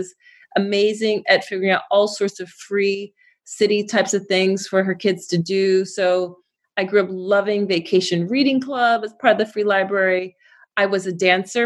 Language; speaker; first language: English; native; English